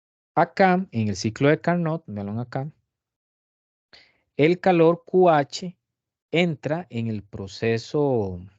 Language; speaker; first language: Spanish; native; Spanish